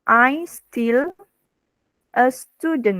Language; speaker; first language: English; non-native, fluent; Indonesian